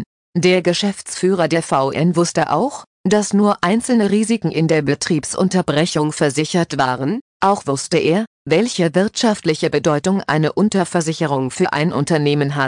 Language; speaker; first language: German; native; German